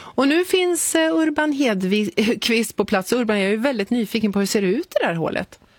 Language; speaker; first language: Swedish; native; Swedish